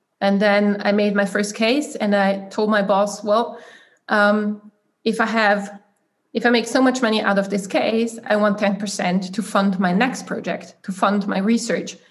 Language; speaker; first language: English; non-native, fluent; German